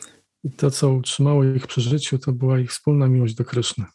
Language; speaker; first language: Polish; native; Polish